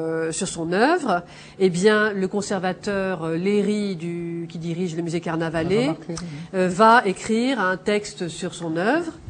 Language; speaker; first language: French; native; French